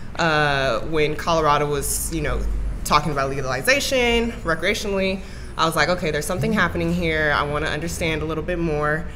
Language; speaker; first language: English; native; English